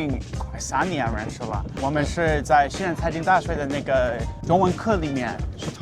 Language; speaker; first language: Chinese; non-native, fluent; English